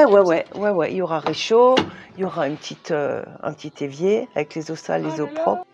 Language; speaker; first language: French; native; French